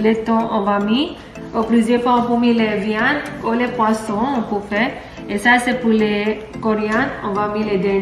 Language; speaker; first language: French; non-native, learner; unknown